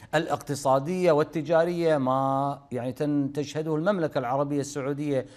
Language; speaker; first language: Arabic; native; Arabic